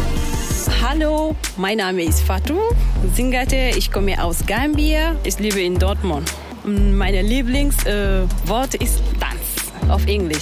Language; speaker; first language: German; non-native, learner; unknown